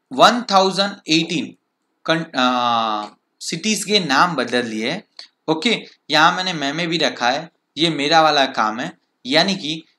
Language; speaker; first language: Hindi; non-native, local second language; Gujarati